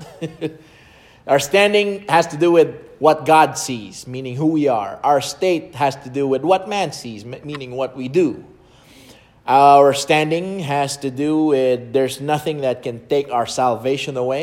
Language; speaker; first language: English; non-native, local second language; Filipino